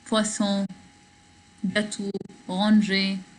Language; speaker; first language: French; non-native, learner; Arabic